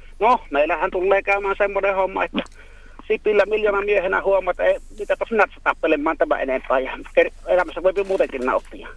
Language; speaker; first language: Finnish; native; Finnish